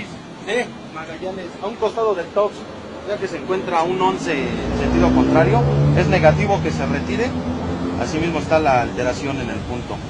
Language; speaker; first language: Spanish; native; Spanish